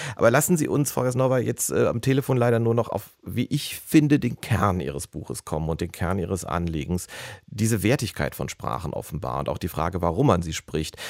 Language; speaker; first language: German; native; German